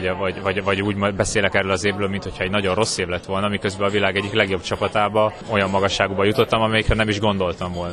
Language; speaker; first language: Hungarian; native; Hungarian